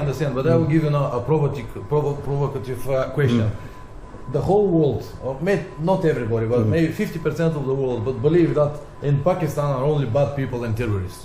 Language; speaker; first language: English; non-native, fluent; Bulgarian